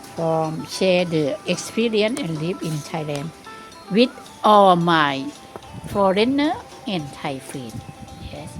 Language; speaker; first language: English; non-native, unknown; Thai